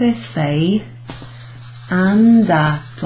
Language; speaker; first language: Italian; non-native, fluent; English